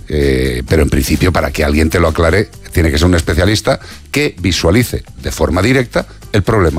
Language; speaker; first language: Spanish; native; Spanish